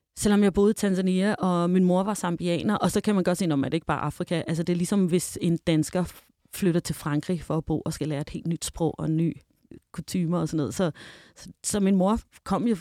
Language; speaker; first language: Danish; early bilingual, heritage; Danish